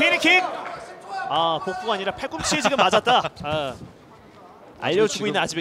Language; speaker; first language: Korean; native; Korean